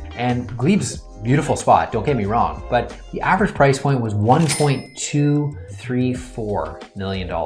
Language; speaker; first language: English; native; English